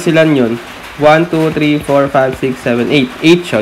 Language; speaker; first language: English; non-native, local second language; Filipino